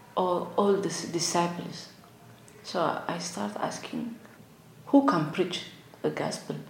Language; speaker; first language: English; non-native, learner; Tigrinya